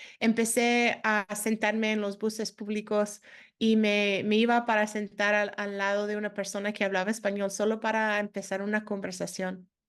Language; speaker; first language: Spanish; non-native, fluent; English